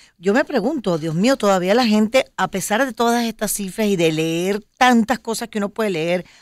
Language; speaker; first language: Spanish; native; Spanish